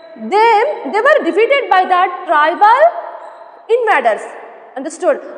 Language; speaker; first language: English; non-native, local second language; Kannada